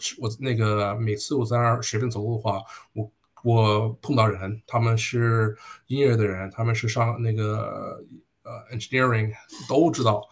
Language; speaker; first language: Chinese; early bilingual, heritage; Chinese